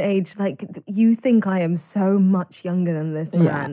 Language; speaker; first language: English; native; English